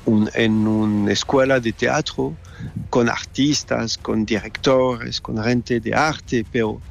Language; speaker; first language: Spanish; non-native, fluent; French